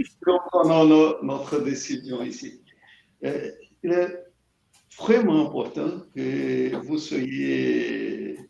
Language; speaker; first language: French; non-native, learner; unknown